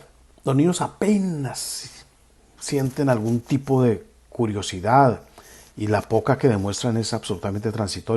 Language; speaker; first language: Spanish; native; Spanish